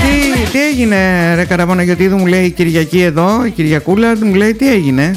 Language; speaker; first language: Greek; native; Greek